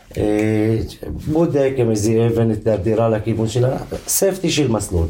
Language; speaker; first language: Hebrew; non-native, local second language; Arabic